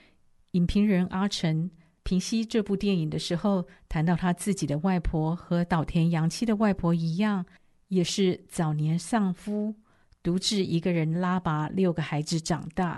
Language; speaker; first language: Chinese; native; Chinese